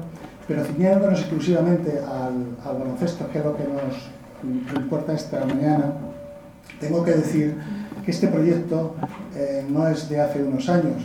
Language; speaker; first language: Spanish; native; Spanish